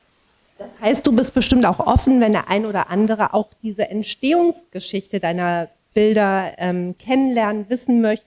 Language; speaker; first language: German; native; German